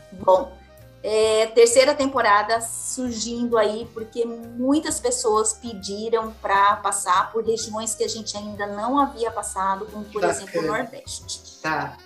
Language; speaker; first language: Portuguese; native; Portuguese